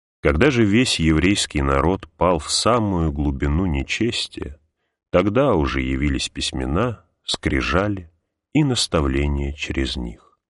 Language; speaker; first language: Russian; native; Russian